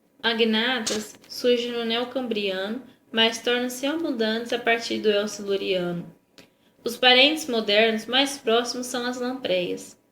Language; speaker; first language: Portuguese; native; Portuguese